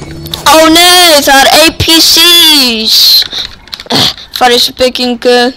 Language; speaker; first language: Icelandic; non-native, learner; Danish